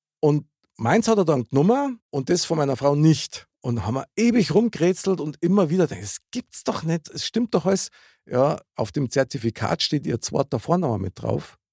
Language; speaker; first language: German; native; German